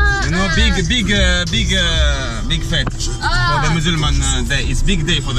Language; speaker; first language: English; non-native, learner; Arabic